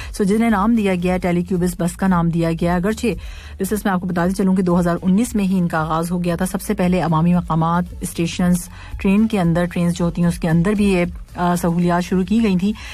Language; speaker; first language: Urdu; native; Urdu